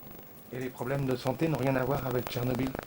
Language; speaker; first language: French; native; French